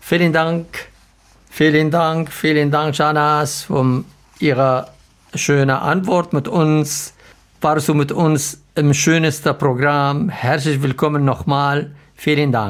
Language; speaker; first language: German; non-native, learner; Arabic